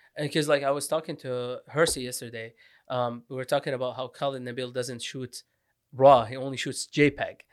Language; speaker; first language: English; non-native, fluent; Arabic